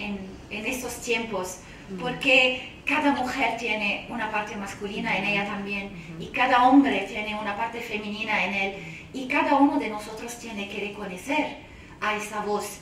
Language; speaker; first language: Spanish; non-native, fluent; Arabic